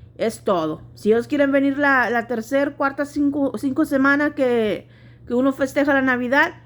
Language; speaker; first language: Spanish; early bilingual, heritage; Spanish